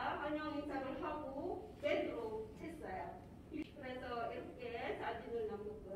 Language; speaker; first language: Korean; non-native, fluent; Filipino